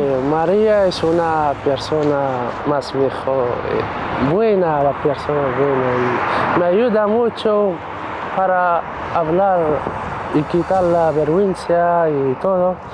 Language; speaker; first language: Spanish; non-native, learner; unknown